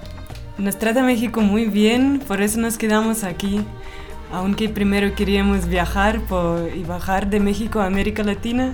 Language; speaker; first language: Spanish; non-native, fluent; Russian